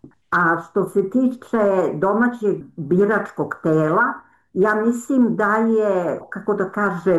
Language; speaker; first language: Serbian; native; Serbian